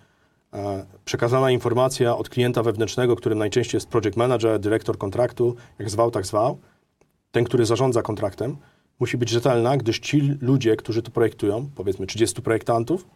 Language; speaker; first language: Polish; native; Polish